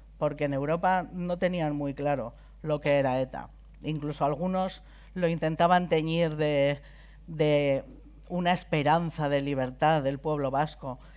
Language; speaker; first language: Spanish; native; Spanish